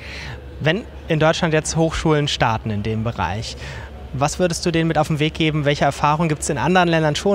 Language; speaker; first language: German; native; German